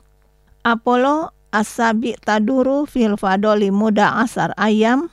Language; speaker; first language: Arabic; non-native, fluent; Indonesian